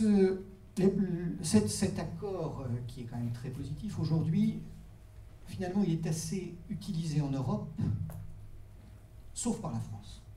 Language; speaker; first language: French; native; French